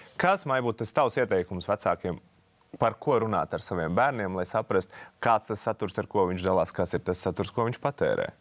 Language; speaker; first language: Latvian; non-native, local second language; Russian